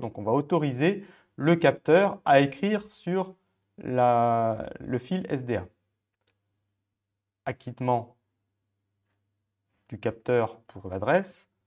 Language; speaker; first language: French; native; French